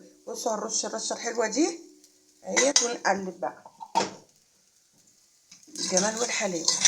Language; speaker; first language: Arabic; native; Arabic